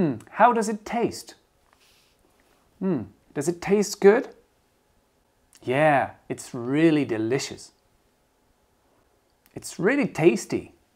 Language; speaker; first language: English; non-native, fluent; French